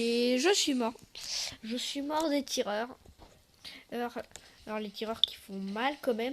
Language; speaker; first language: French; native; French